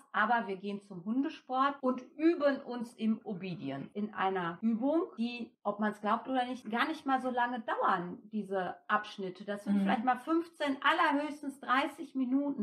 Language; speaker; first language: German; native; German